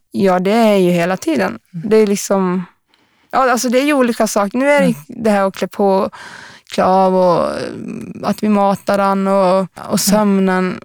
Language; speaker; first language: Swedish; native; Swedish